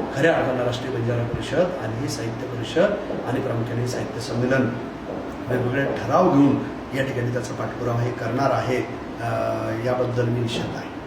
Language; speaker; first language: Marathi; non-native, local second language; Lambadi